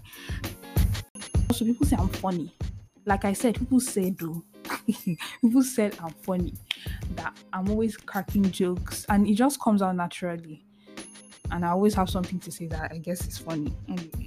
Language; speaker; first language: English; non-native, local second language; Igbo